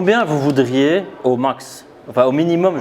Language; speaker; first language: French; native; French